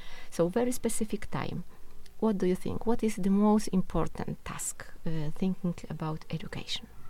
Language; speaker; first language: English; non-native, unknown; Polish